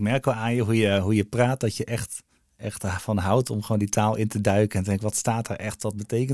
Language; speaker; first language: Dutch; native; Dutch